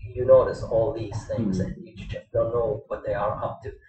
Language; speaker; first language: English; non-native, fluent; Arabic